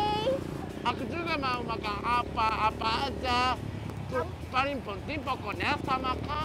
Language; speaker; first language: Indonesian; non-native, learner; Japanese